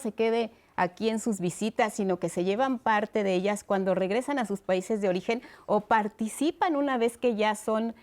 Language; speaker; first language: Spanish; native; Spanish